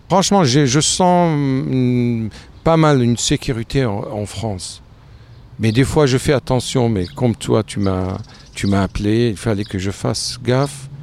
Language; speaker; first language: French; non-native, fluent; Arabic